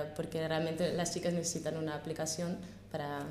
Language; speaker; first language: Spanish; non-native, fluent; Russian